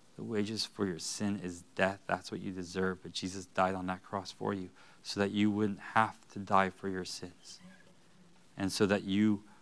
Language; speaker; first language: English; native; English